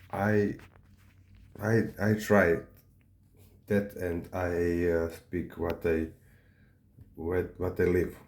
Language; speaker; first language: English; non-native, learner; Serbian